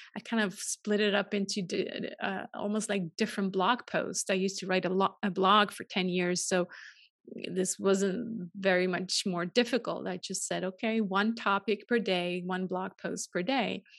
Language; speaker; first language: English; non-native, fluent; German